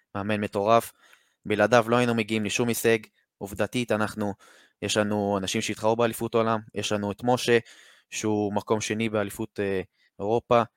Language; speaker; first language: Hebrew; native; Hebrew